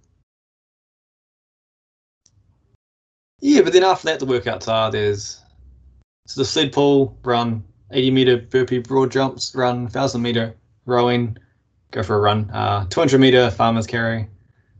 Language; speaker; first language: English; native; English